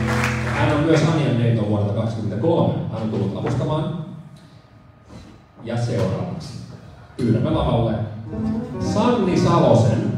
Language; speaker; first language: Finnish; native; Finnish